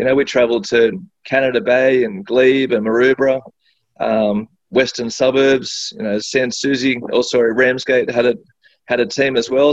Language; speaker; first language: English; native; English